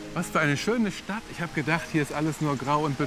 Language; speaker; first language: German; native; German